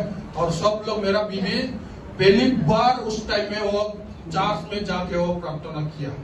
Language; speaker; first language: Hindi; non-native, local second language; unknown